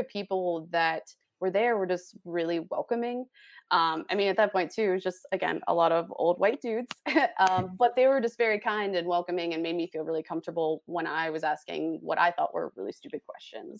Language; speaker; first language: English; native; English